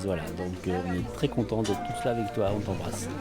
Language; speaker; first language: French; native; French